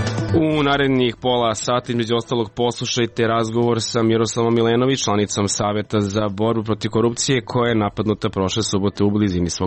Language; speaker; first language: Serbian; native; Serbian